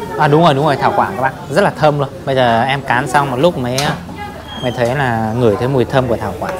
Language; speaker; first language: Vietnamese; non-native, local second language; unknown